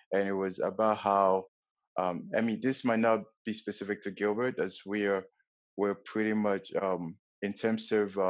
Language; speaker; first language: English; non-native, local second language; Yoruba